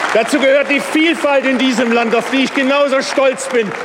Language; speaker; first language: German; native; German